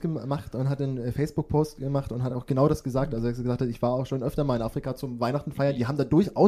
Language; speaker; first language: German; native; German